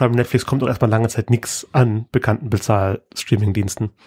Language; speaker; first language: German; native; German